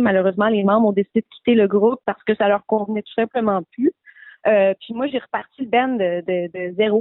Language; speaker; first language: French; native; French